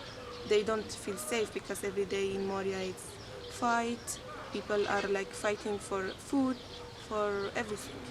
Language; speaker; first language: English; non-native, fluent; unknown